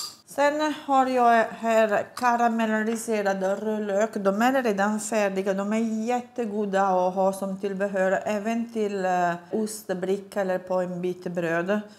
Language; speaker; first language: Swedish; non-native, fluent; Italian